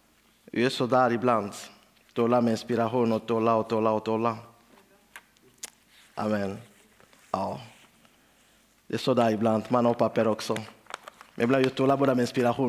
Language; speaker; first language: Swedish; non-native, learner; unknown